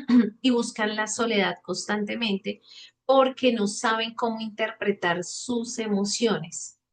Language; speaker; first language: Spanish; native; Spanish